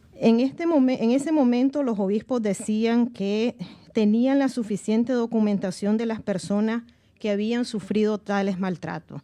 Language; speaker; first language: Spanish; native; Spanish